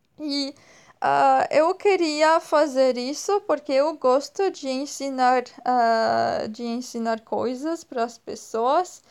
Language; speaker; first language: Portuguese; non-native, fluent; French